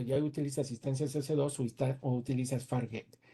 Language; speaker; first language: Spanish; native; Spanish